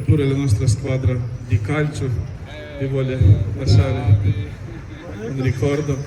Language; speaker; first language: Italian; non-native, fluent; Ukrainian